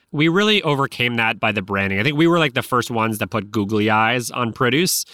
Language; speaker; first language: English; native; English